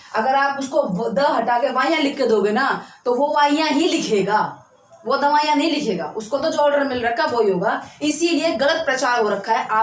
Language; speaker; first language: Hindi; native; Hindi